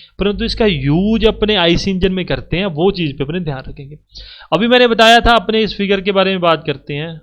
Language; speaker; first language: Hindi; native; Hindi